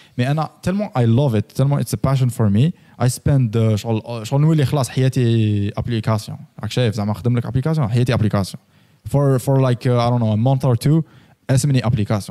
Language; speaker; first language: English; non-native, fluent; Arabic